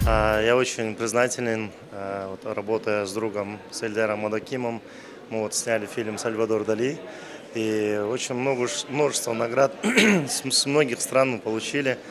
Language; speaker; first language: Russian; non-native, local second language; Kyrgyz